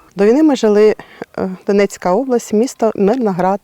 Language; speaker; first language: Ukrainian; non-native, local second language; Russian